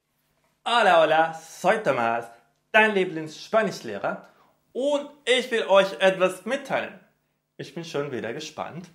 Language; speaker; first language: German; non-native, fluent; Spanish